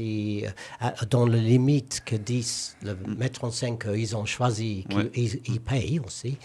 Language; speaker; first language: French; non-native, learner; English